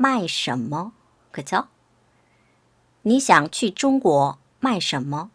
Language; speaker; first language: Chinese; non-native, fluent; Korean